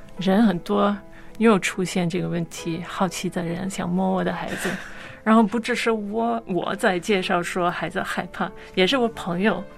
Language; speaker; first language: Chinese; non-native, fluent; English